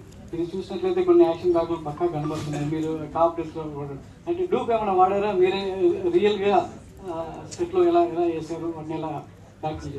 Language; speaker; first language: Telugu; native; Telugu